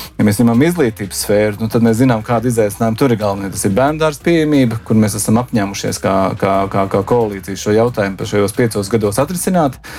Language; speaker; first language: Latvian; native; Latvian